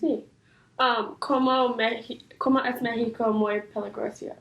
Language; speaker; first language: Spanish; non-native, learner; English